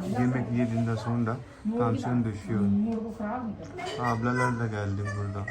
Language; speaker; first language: Turkish; non-native, learner; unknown